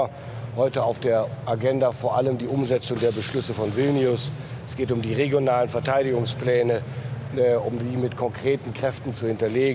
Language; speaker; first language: German; native; German